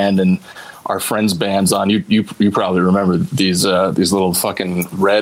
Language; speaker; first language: English; native; English